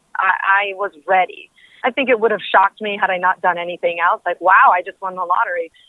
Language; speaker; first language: English; early bilingual, other home language; Spanish